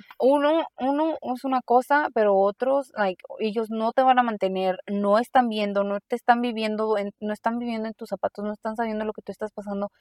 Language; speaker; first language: Spanish; early bilingual, heritage; Spanish